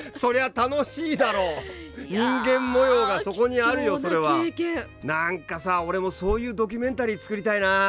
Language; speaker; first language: Japanese; native; Japanese